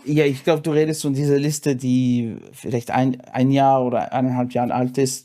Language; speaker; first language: German; non-native, fluent; English